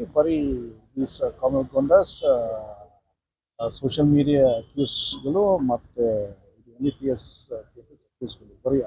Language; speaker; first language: Kannada; non-native, fluent; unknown